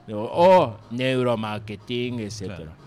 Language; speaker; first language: Spanish; non-native, learner; Japanese